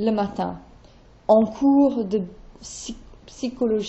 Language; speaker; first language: French; non-native, fluent; English